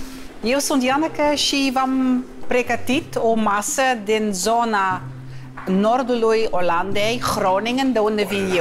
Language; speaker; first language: Romanian; non-native, fluent; Dutch